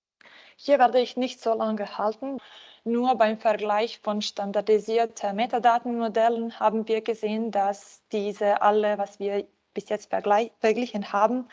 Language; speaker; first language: German; non-native, fluent; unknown